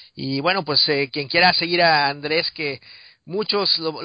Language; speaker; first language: Spanish; native; Spanish